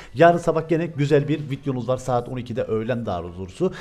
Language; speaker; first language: Turkish; native; Turkish